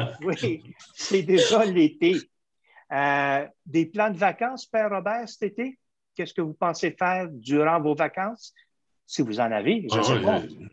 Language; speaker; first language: French; native; French